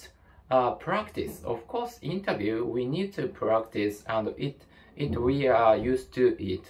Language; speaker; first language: English; non-native, learner; Japanese